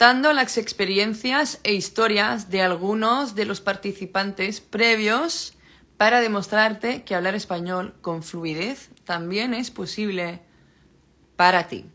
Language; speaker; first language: Spanish; non-native, fluent; Dutch